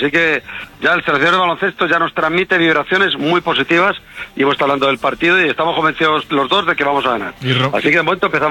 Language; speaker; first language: Spanish; native; Spanish